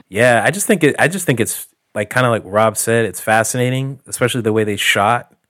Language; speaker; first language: English; native; English